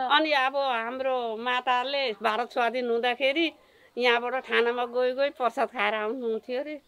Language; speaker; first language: Nepali; native; Nepali